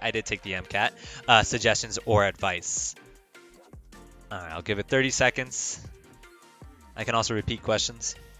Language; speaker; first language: English; early bilingual, other home language; Spanish